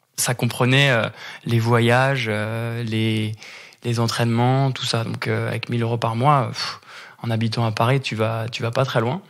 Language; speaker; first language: French; native; French